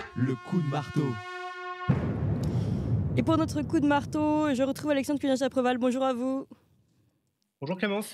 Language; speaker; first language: French; native; French